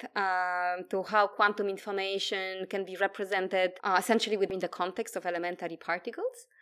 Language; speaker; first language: English; non-native, fluent; Polish